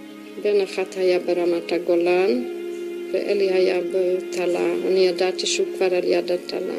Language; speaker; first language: Hebrew; non-native, fluent; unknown